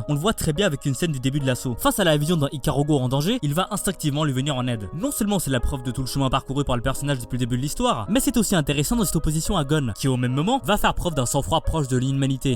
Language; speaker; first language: French; native; French